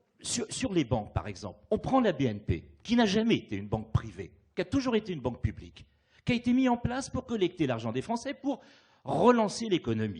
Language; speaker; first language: French; native; French